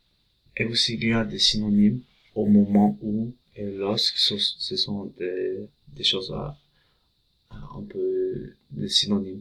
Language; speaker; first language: French; non-native, fluent; English